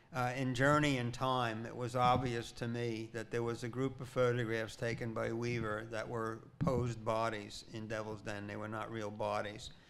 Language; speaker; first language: English; native; English